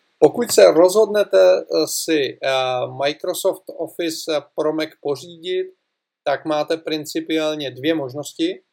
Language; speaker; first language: Czech; native; Czech